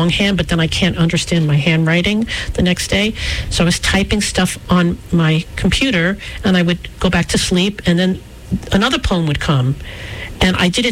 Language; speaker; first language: English; native; English